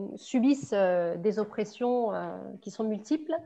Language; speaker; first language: French; native; French